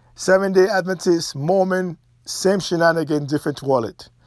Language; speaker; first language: English; non-native, fluent; Haitian Creole